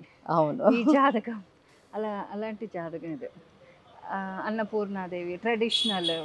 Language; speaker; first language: Telugu; non-native, local second language; Tamil